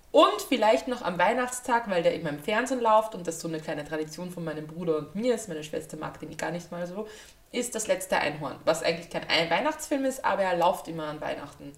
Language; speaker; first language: German; native; German